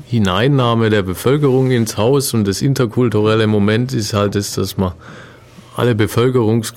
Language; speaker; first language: German; native; German